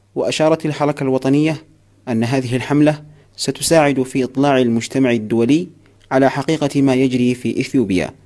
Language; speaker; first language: Arabic; non-native, fluent; Amharic